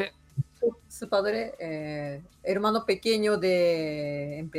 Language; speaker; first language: Spanish; non-native, fluent; Japanese